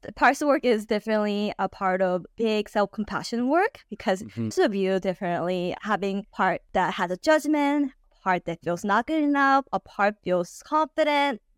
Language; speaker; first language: English; native; English